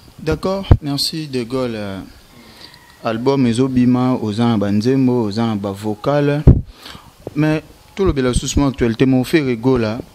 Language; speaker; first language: Lingala; native; Lingala